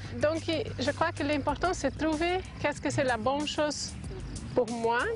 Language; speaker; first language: French; non-native, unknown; Portuguese